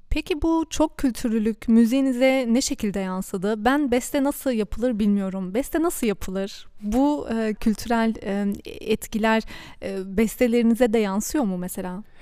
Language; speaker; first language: Turkish; early bilingual, heritage; Turkish